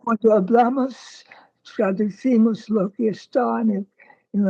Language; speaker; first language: Spanish; non-native, fluent; English